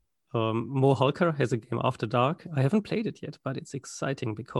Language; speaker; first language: English; non-native, fluent; German